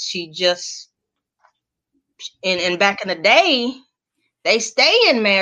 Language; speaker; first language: English; native; English